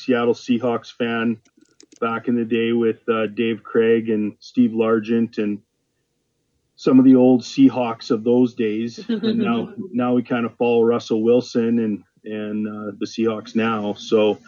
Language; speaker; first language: English; native; English